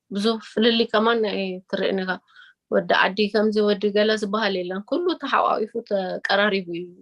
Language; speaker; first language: Tigrinya; early bilingual, heritage; Tigrinya